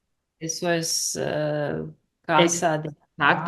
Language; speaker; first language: Spanish; non-native, learner; English